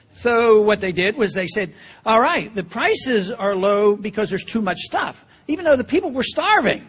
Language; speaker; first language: English; native; English